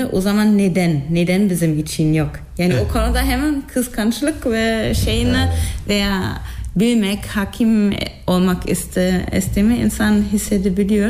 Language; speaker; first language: Turkish; non-native, fluent; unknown